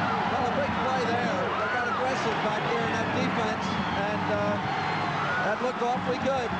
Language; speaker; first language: English; native; English